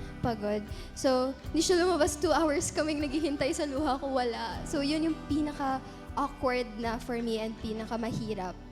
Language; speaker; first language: Filipino; native; Filipino